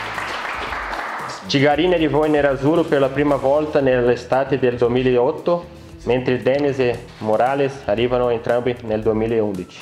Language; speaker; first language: Italian; non-native, fluent; Portuguese